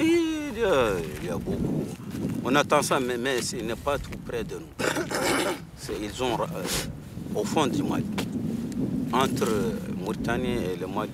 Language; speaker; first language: French; non-native, learner; Arabic